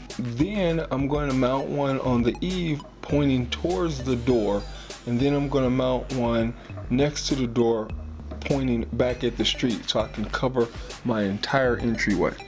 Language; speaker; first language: English; native; English